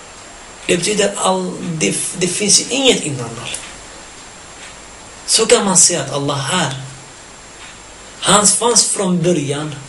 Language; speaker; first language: Swedish; early bilingual, other home language; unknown